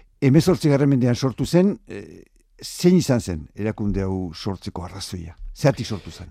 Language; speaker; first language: Basque; native; Basque